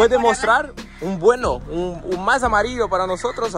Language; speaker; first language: Spanish; non-native, learner; Portuguese